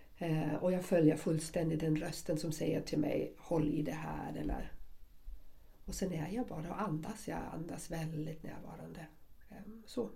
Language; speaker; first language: Swedish; non-native, fluent; German